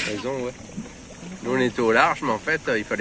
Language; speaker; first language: French; native; French